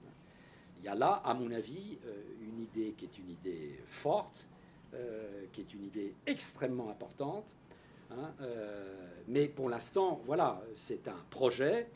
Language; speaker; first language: French; native; French